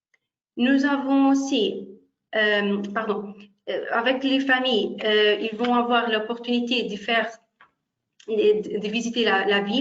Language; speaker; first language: French; non-native, fluent; Portuguese